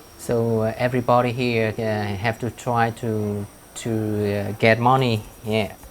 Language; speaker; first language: English; non-native, fluent; Vietnamese